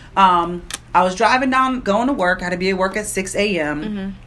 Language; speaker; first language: English; native; English